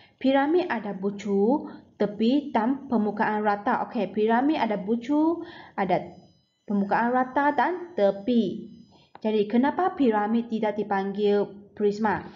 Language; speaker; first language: Malay; native; Malay